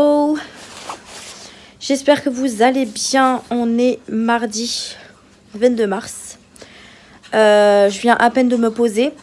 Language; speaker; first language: French; native; French